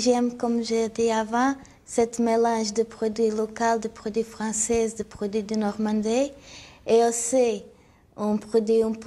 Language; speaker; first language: French; non-native, fluent; Portuguese